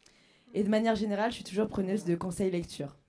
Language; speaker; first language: French; native; French